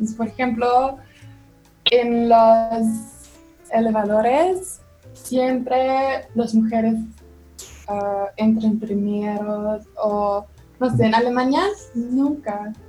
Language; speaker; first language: Spanish; non-native, learner; German